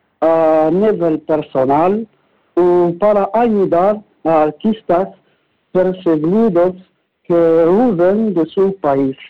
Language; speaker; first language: Spanish; non-native, learner; Arabic